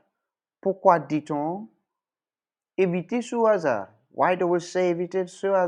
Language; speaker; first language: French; non-native, local second language; English